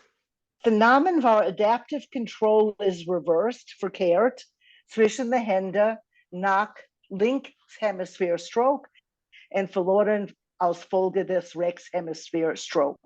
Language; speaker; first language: German; non-native, fluent; English